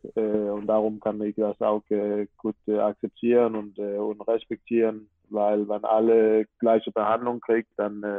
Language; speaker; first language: German; non-native, fluent; Danish